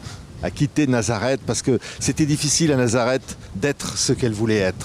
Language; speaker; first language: French; native; French